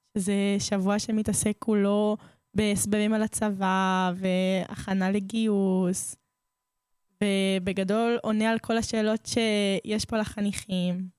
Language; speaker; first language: Hebrew; native; Hebrew